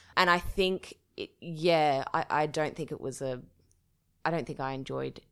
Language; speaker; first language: English; native; English